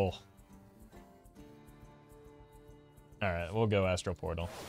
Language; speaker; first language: English; native; English